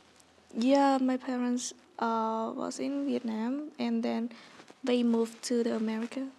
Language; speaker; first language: English; non-native, learner; Vietnamese